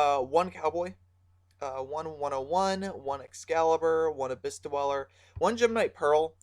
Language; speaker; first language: English; native; English